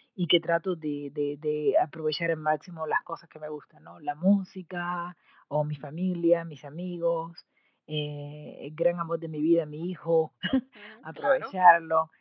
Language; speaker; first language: Spanish; native; Spanish